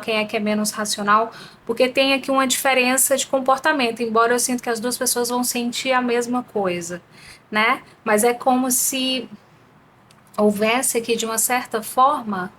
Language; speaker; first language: Portuguese; native; Portuguese